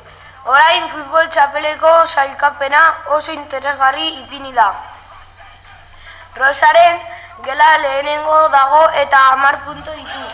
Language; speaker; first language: Basque; non-native, local second language; Spanish